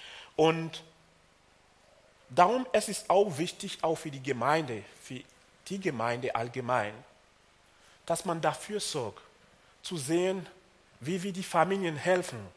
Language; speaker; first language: German; non-native, fluent; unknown